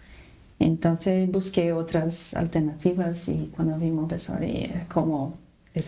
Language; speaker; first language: Spanish; non-native, fluent; Portuguese